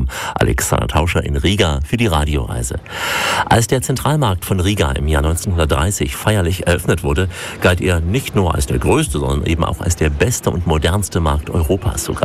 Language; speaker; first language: German; native; German